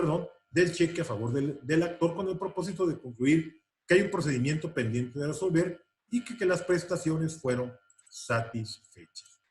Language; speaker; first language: Spanish; native; Spanish